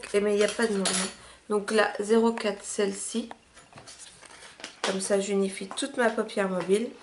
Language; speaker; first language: French; native; French